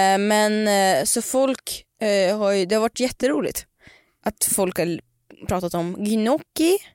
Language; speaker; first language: Swedish; native; Swedish